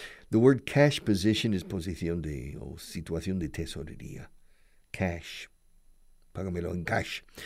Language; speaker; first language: Spanish; non-native, fluent; English